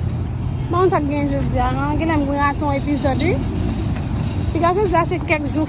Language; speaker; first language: French; non-native, learner; Haitian Creole